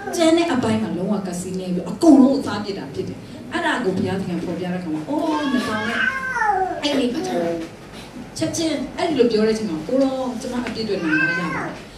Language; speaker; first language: Burmese; non-native, local second language; Kachin